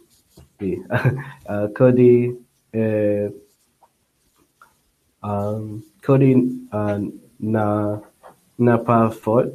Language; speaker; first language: French; non-native, learner; English